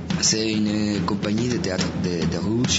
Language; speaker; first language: French; non-native, fluent; Spanish